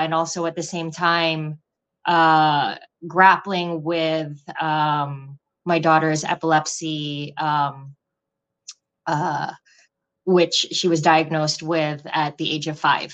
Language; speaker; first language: English; non-native, local second language; Filipino